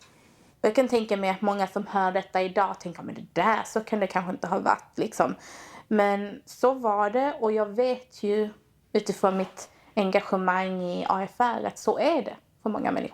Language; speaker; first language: Swedish; native; Swedish